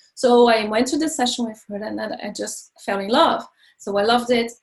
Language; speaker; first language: English; non-native, learner; Portuguese